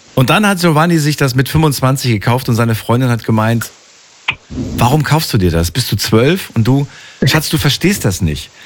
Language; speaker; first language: German; native; German